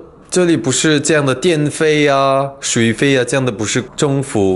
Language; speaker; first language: Chinese; non-native, fluent; Korean